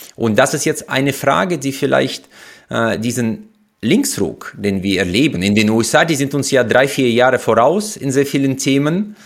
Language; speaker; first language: German; non-native, fluent; Russian